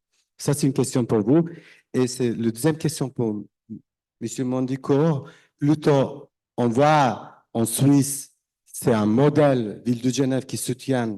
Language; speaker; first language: French; non-native, learner; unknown